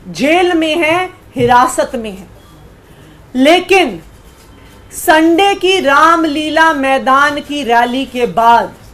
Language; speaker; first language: Hindi; native; Hindi